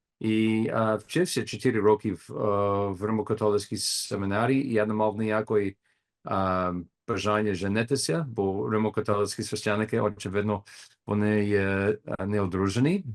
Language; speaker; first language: Ukrainian; non-native, learner; English